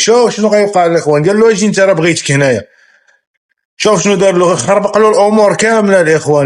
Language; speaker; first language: Arabic; native; Arabic